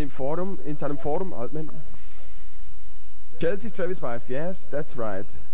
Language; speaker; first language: English; non-native, fluent; German